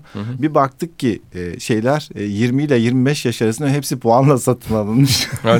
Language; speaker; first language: Turkish; native; Turkish